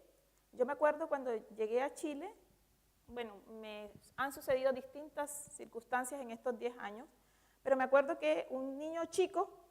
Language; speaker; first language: Spanish; native; Spanish